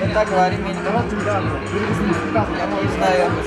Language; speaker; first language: Russian; non-native, learner; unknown